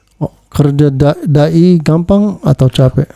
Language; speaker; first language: Indonesian; early bilingual, heritage; English